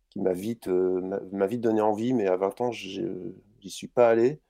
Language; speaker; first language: French; native; French